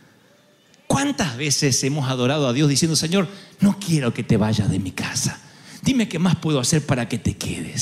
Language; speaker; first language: Spanish; native; Spanish